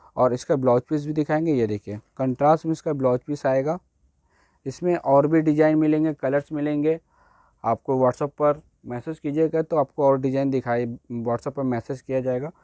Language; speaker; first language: Hindi; native; Hindi